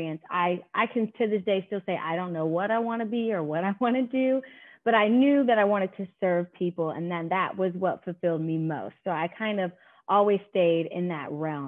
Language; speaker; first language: English; native; English